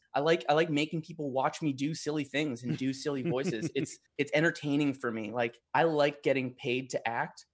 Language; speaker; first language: English; native; English